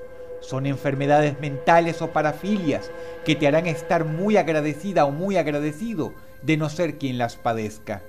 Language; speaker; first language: Spanish; native; Spanish